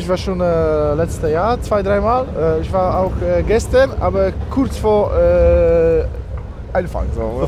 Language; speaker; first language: German; non-native, learner; Polish